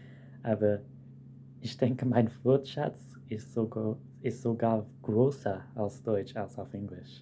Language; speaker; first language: German; non-native, fluent; English